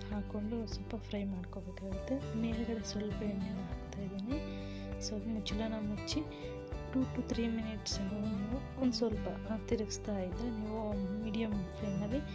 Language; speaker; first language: Kannada; native; Kannada